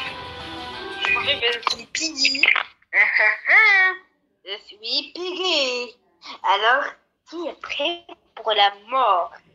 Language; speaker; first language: French; native; French